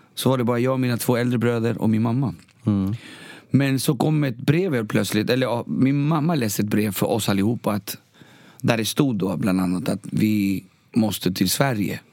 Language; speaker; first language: Swedish; early bilingual, other home language; Spanish